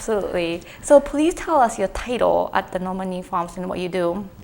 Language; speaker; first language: English; native; English